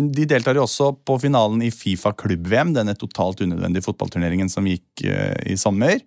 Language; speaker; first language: Norwegian; native; Norwegian